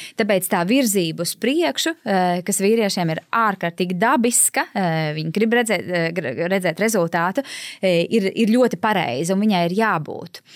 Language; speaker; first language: Latvian; native; Latvian